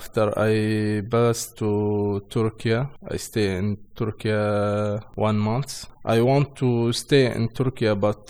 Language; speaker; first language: English; non-native, learner; Arabic